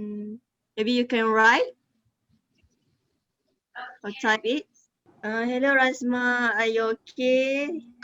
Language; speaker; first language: English; non-native, learner; Malay